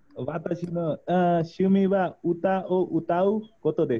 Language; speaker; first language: Japanese; non-native, learner; Nepali